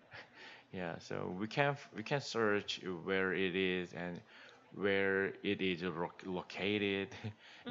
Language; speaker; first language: English; non-native, learner; Korean